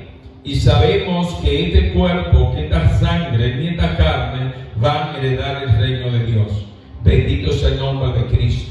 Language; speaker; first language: Spanish; native; Spanish